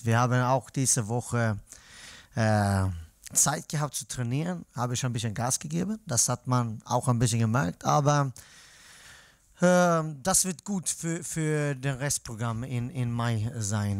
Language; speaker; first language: German; non-native, fluent; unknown